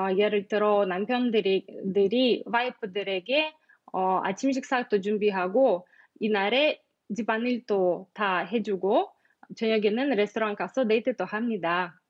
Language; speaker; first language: Korean; non-native, fluent; Russian